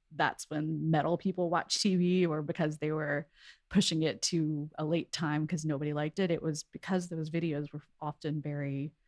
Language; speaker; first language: English; native; English